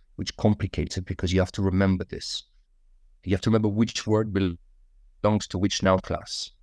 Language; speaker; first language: English; non-native, fluent; Russian